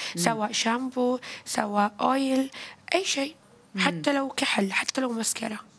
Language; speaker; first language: Arabic; native; Arabic